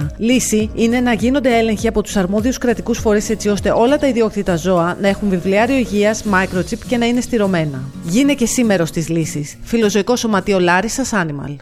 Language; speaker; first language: Greek; native; Greek